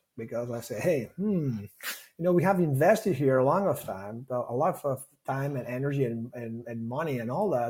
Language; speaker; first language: English; non-native, fluent; Catalan